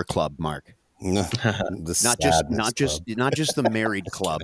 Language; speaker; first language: English; native; English